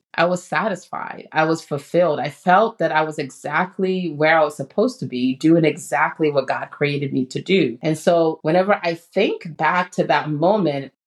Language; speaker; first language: English; early bilingual, other home language; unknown